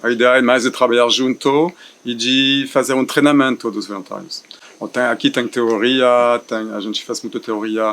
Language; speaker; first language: Portuguese; non-native, fluent; French